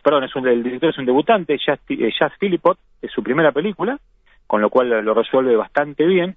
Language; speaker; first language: Spanish; native; Spanish